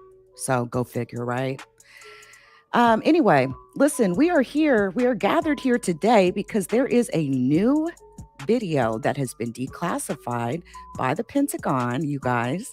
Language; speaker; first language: English; native; English